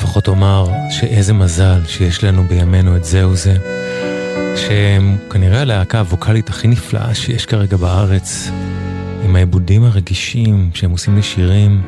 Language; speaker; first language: Hebrew; native; Hebrew